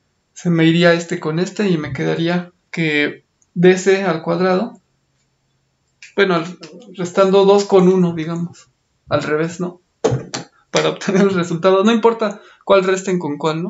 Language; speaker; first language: Spanish; native; Spanish